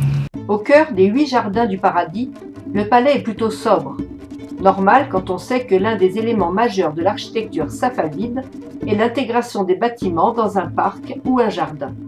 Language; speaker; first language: French; native; French